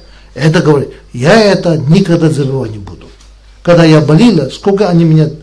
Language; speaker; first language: Russian; non-native, learner; Tibetan